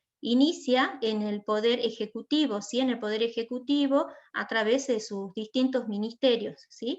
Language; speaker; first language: Spanish; native; Spanish